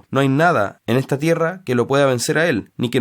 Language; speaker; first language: Spanish; native; Spanish